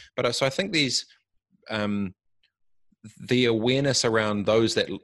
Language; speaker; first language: English; native; English